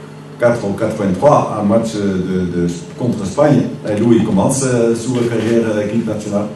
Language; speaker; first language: French; non-native, learner; Dutch